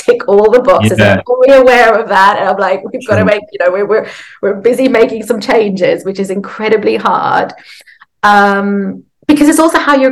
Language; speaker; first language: English; native; English